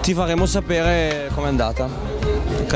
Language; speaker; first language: Italian; native; Italian